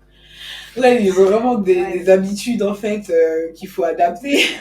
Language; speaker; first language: French; native; French